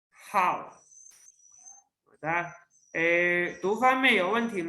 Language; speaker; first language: Chinese; non-native, fluent; Indonesian